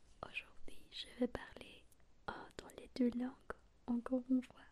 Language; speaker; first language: French; non-native, learner; Spanish